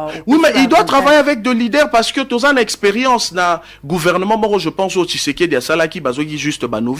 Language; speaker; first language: French; non-native, local second language; Lingala